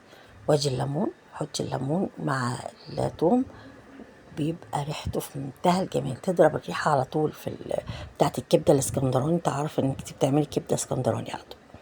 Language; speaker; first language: Arabic; native; Arabic